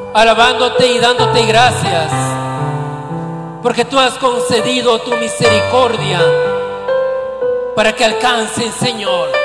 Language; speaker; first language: Spanish; native; Spanish